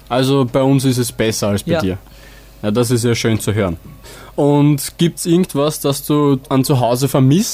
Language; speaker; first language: German; native; German